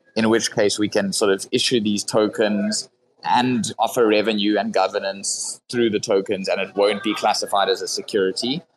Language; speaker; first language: English; native; English